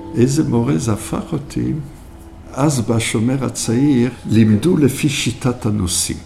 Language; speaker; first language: Hebrew; early bilingual, other home language; French